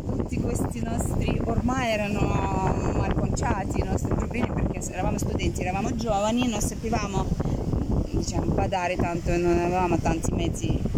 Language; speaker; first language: Italian; non-native, fluent; Uzbek